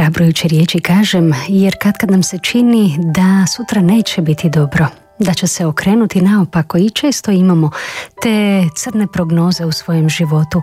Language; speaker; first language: Croatian; native; Croatian